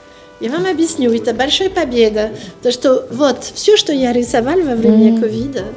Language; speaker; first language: Russian; non-native, learner; French